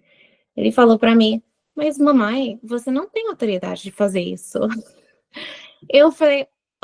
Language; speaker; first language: Portuguese; non-native, fluent; English